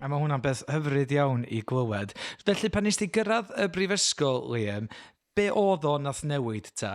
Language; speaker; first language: Welsh; native; Welsh